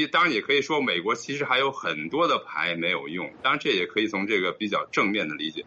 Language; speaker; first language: Chinese; native; Chinese